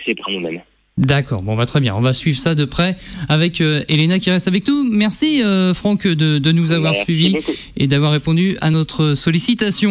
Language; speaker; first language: French; native; French